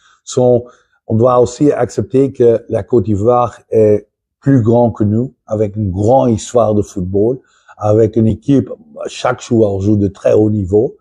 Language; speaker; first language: French; non-native, fluent; Dutch